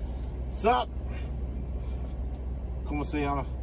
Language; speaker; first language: Spanish; non-native, learner; English